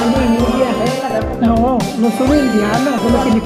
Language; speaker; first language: Italian; non-native, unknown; Filipino